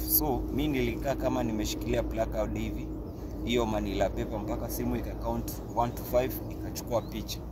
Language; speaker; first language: Swahili; native; Swahili